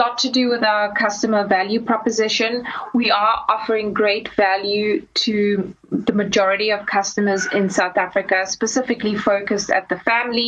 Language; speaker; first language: English; native; English